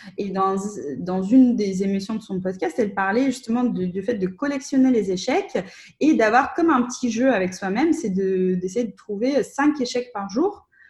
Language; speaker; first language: French; non-native, fluent; Russian